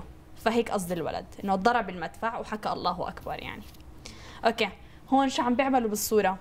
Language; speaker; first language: Arabic; native; Arabic